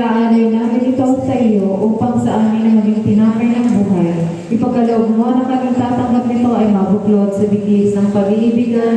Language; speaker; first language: Filipino; native; Filipino